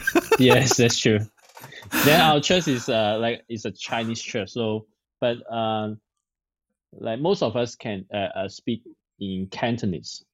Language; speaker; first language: English; non-native, local second language; Cantonese